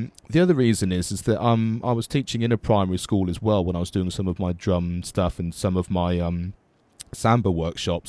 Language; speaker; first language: English; native; English